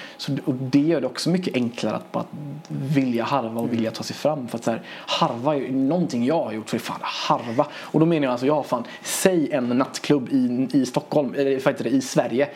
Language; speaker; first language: Swedish; early bilingual, other home language; Persian